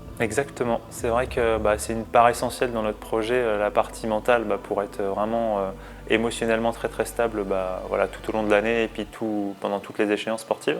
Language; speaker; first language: French; native; French